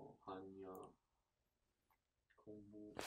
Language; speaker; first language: Korean; non-native, learner; English